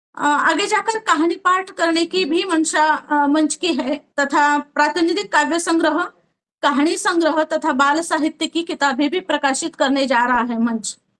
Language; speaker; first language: Hindi; non-native, local second language; Marathi